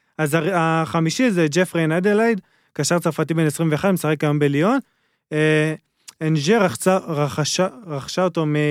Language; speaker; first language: Hebrew; native; Hebrew